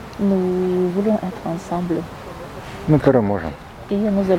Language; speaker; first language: French; non-native, learner; Ukrainian